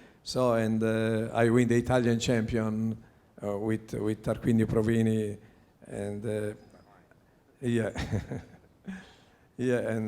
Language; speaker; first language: English; non-native, learner; Italian